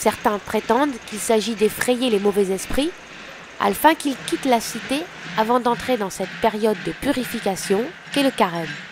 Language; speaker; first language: French; native; French